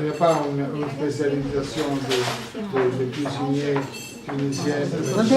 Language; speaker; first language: French; non-native, fluent; Italian